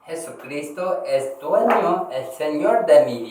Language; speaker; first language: Spanish; non-native, learner; Korean